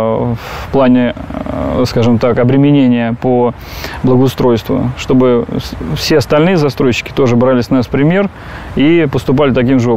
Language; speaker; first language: Russian; native; Russian